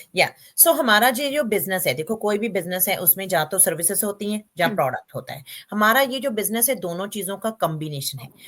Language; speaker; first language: Hindi; non-native, local second language; Punjabi